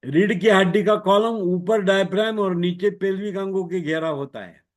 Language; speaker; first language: Hindi; non-native, local second language; Marathi